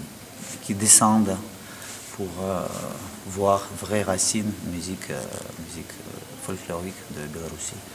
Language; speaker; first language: French; non-native, learner; Russian